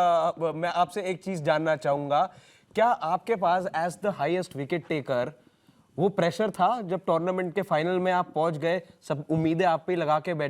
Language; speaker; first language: Hindi; native; Hindi